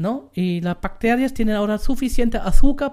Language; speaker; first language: Spanish; non-native, learner; German